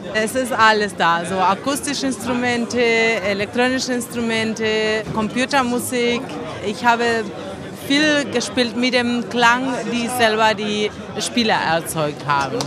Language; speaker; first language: German; non-native, fluent; Spanish